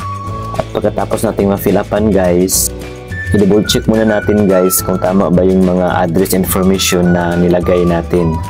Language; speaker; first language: Filipino; native; Filipino